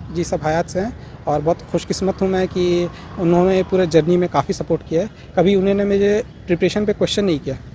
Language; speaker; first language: Hindi; native; Hindi